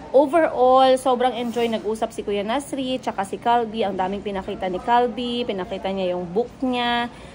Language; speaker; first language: Filipino; native; Filipino